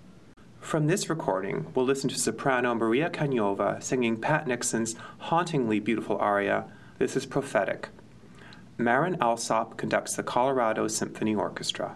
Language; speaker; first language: English; native; English